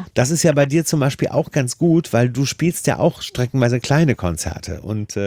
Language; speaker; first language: German; native; German